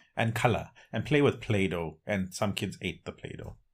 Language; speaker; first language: English; native; English